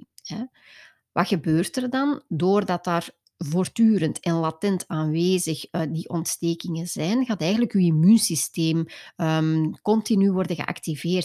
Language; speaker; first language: Dutch; native; Dutch